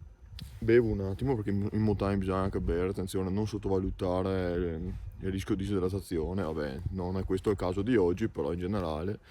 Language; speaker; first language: Italian; native; Italian